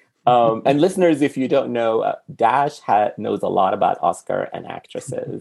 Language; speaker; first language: English; non-native, fluent; Arabic